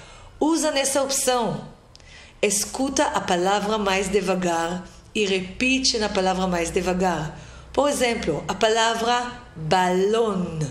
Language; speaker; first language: Portuguese; non-native, fluent; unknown